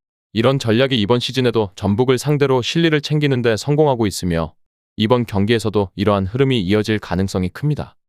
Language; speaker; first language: Korean; native; Korean